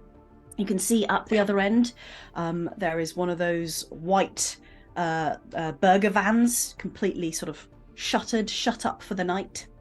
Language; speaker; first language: English; native; English